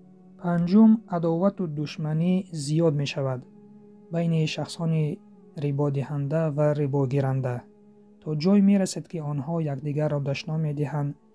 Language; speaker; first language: Persian; native; Persian